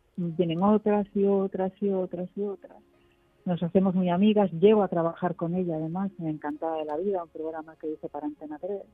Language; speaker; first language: Spanish; native; Spanish